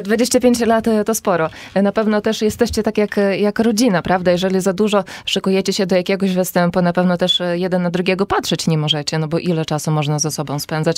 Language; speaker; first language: Polish; native; Polish